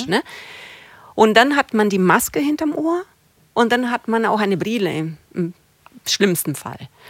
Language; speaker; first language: German; non-native, fluent; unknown